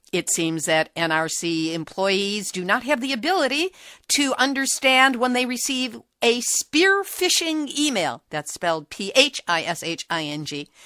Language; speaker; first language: English; native; English